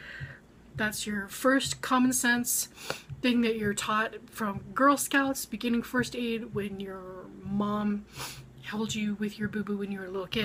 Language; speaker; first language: English; native; English